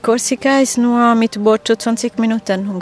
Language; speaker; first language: German; non-native, fluent; Italian